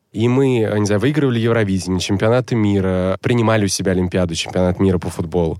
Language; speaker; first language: Russian; native; Russian